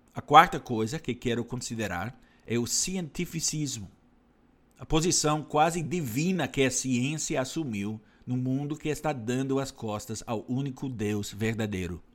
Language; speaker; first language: Portuguese; non-native, fluent; English